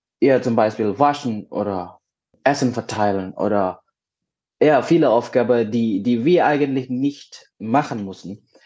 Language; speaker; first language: German; non-native, learner; Indonesian